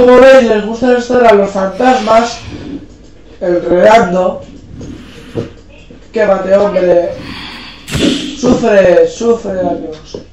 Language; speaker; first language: Spanish; native; Spanish